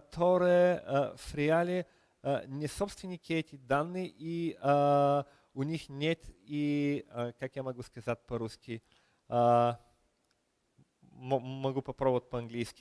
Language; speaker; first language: Russian; non-native, learner; Bulgarian